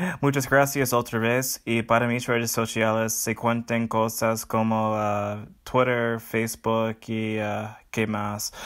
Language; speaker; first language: Spanish; non-native, learner; English